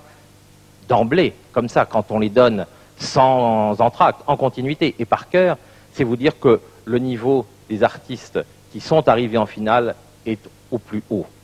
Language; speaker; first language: French; native; French